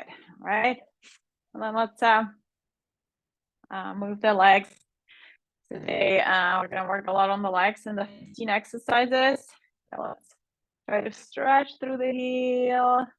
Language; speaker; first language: English; native; English